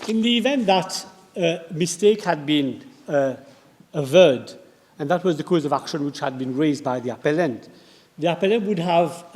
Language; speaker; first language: English; non-native, local second language; Morisyen